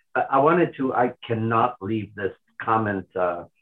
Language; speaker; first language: English; non-native, fluent; Portuguese